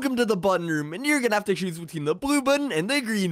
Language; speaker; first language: English; native; English